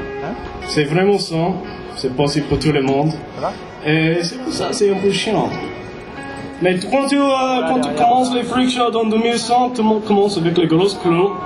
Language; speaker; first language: French; non-native, fluent; English